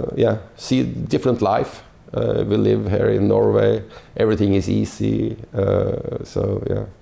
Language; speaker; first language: English; non-native, fluent; Norwegian